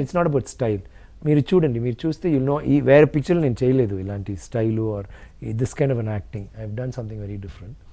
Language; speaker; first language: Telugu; non-native, local second language; Tamil